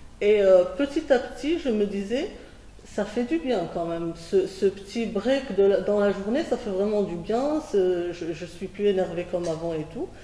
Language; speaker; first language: French; non-native, local second language; Arabic